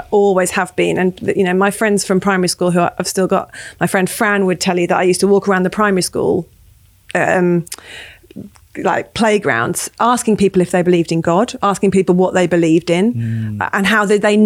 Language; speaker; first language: English; native; English